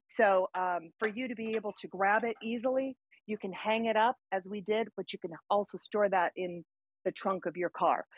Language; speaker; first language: English; native; English